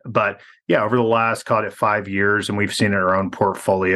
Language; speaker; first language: English; native; English